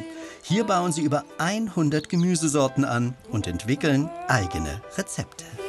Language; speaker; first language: German; native; German